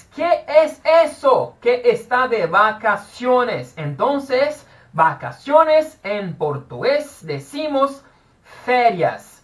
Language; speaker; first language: Spanish; non-native, fluent; Portuguese